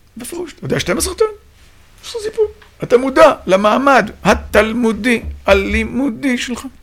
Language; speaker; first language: Hebrew; native; Hebrew